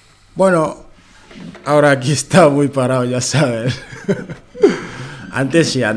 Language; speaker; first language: Spanish; non-native, learner; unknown